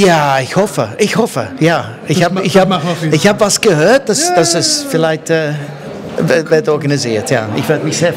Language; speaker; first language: German; non-native, fluent; English